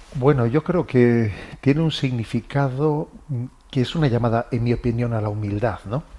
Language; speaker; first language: Spanish; native; Spanish